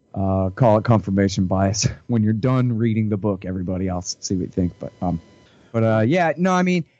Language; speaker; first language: English; native; English